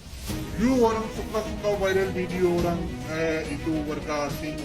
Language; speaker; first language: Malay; non-native, learner; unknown